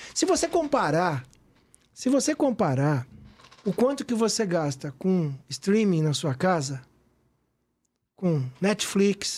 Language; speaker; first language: Portuguese; native; Portuguese